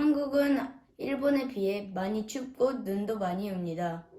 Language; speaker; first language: Korean; early bilingual, heritage; Korean